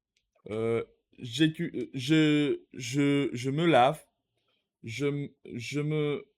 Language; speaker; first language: French; non-native, learner; Russian